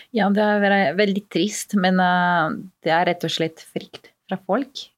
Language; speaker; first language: Norwegian; non-native, fluent; Spanish